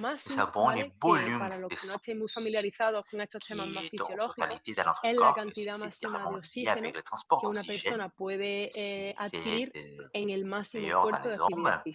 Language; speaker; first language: French; non-native, learner; Spanish